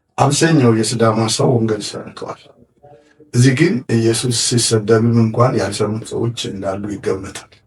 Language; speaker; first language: Amharic; non-native, local second language; Wolaytta